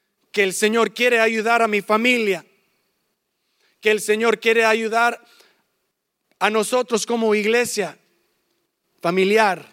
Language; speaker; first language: Spanish; early bilingual, heritage; English